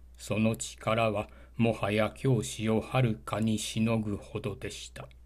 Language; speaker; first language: Japanese; native; Japanese